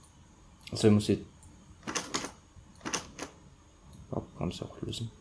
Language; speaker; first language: German; native; German